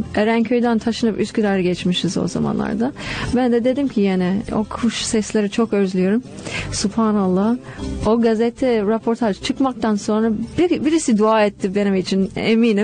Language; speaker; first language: Turkish; non-native, fluent; English